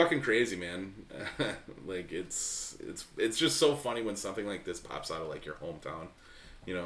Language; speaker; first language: English; native; English